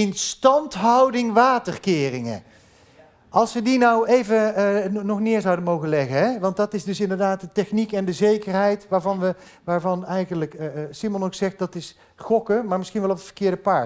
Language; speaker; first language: Dutch; native; Dutch